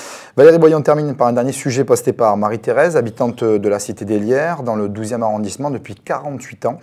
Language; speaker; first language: French; native; French